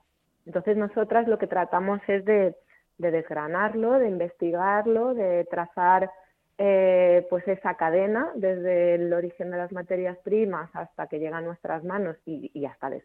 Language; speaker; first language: Spanish; native; Spanish